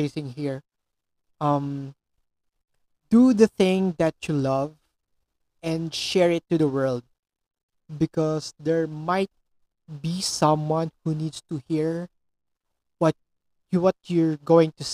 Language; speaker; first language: English; non-native, local second language; Filipino